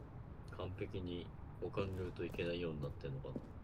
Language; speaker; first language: Japanese; native; Japanese